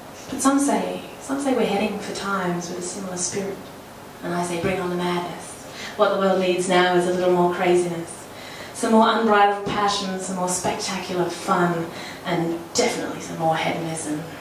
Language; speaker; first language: English; native; English